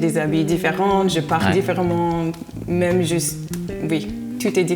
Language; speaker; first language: French; non-native, fluent; English